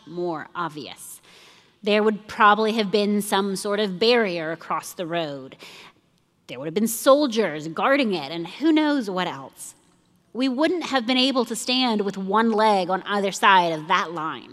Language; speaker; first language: English; native; English